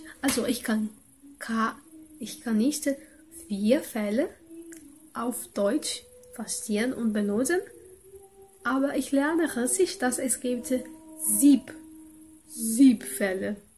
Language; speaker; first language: German; non-native, learner; Portuguese